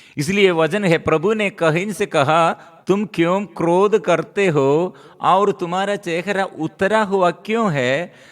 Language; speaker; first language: Hindi; non-native, local second language; Malayalam